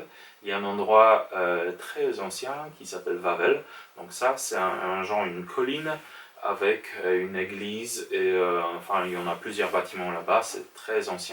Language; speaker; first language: French; non-native, fluent; Polish